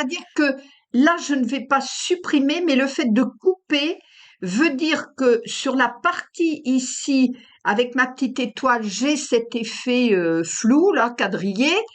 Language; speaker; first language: French; native; French